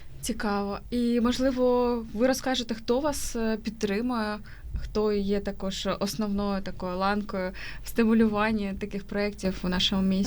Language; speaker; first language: Ukrainian; native; Ukrainian